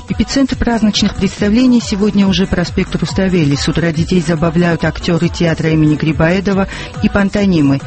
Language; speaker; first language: Russian; non-native, local second language; Georgian